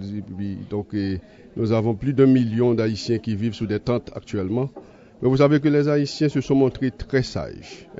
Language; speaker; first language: French; non-native, local second language; Haitian Creole